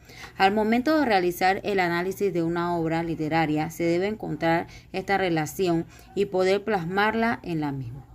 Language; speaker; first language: Spanish; native; Spanish